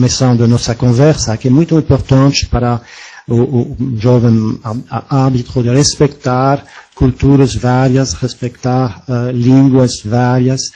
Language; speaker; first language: Portuguese; non-native, fluent; French